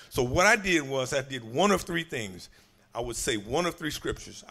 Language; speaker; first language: English; native; English